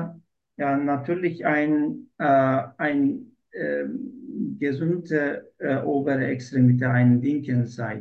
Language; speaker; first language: German; non-native, learner; Turkish